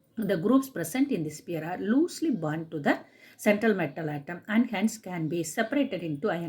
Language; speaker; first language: English; non-native, local second language; Tamil